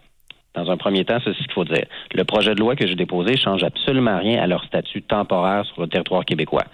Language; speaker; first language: French; native; French